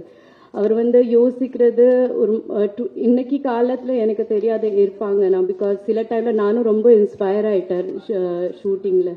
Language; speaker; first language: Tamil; non-native, learner; Marathi